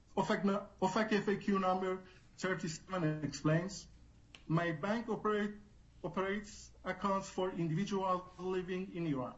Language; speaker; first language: English; non-native, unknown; Persian